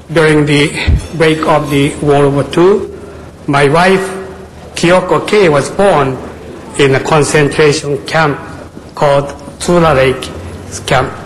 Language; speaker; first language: English; non-native, fluent; Japanese